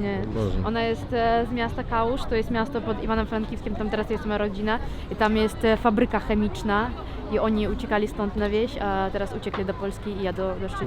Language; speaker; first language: Polish; non-native, fluent; Ukrainian